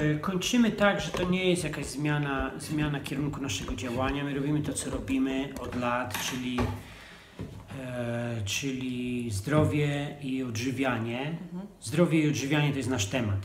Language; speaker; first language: Polish; native; Polish